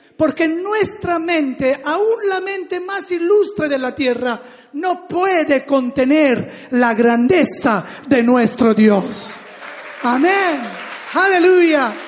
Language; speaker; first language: Spanish; non-native, fluent; Italian